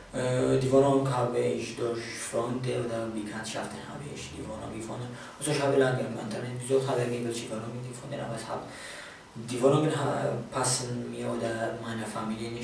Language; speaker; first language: German; non-native, learner; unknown